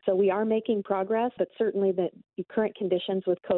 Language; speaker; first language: English; native; English